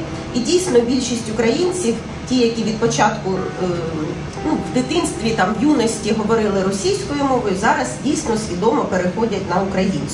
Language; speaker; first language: Ukrainian; non-native, local second language; Russian